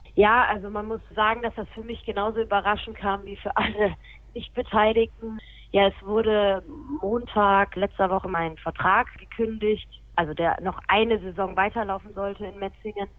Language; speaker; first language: German; native; German